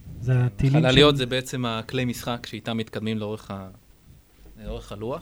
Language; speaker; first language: Hebrew; native; Hebrew